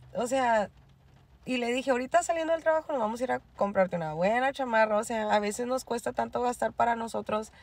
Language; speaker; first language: Spanish; native; Spanish